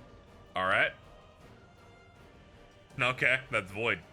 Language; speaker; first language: English; native; English